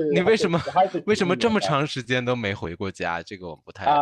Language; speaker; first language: Chinese; native; Chinese